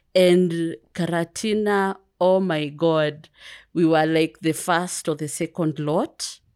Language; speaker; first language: English; non-native, local second language; Kikuyu